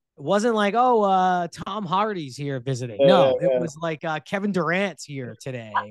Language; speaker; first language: English; native; English